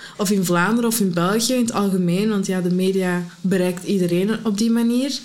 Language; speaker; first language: Dutch; early bilingual, other home language; Arabic